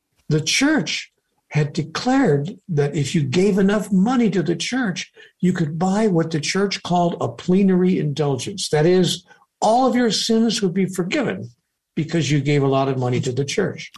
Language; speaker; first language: English; native; English